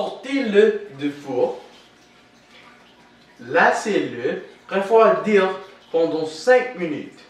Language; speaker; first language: French; non-native, learner; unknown